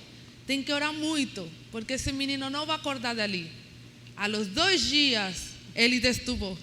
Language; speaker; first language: Portuguese; non-native, learner; Spanish